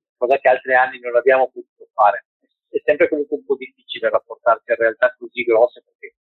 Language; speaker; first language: Italian; early bilingual, heritage; Spanish